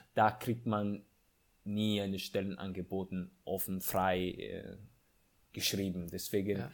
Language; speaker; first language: German; non-native, fluent; Italian